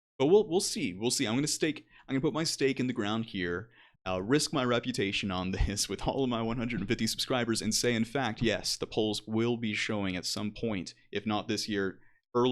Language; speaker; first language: English; native; English